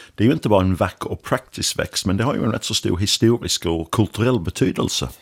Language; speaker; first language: Swedish; non-native, fluent; English